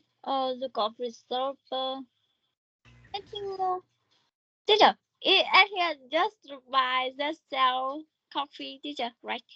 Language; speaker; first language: English; non-native, learner; Vietnamese